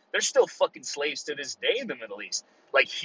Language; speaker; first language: English; early bilingual, other home language; Spanish